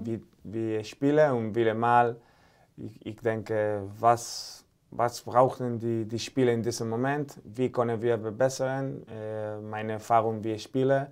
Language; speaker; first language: German; non-native, fluent; Spanish